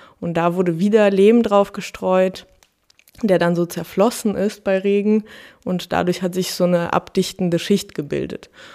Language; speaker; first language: German; early bilingual, other home language; Russian